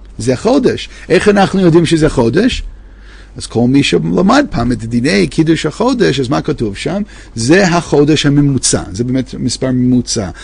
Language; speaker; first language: Hebrew; non-native, fluent; English